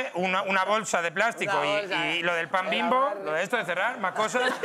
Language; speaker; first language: Spanish; native; Spanish